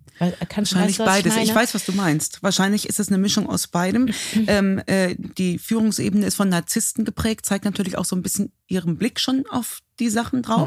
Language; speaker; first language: German; native; German